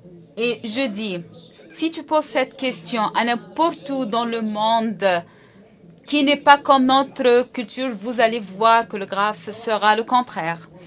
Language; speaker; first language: French; non-native, local second language; Arabic